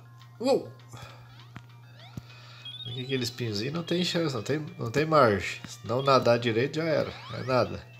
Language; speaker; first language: Portuguese; native; Portuguese